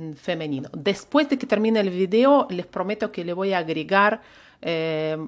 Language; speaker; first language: Spanish; non-native, fluent; Russian